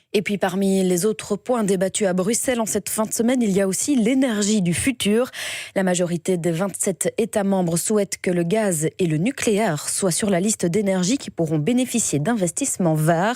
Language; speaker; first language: French; native; French